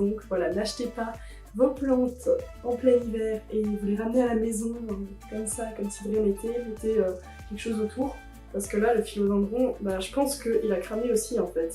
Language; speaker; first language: French; native; French